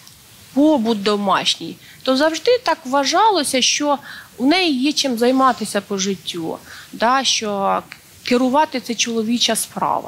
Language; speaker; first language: Ukrainian; native; Ukrainian